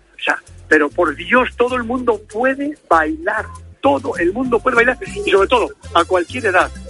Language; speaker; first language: Spanish; native; Spanish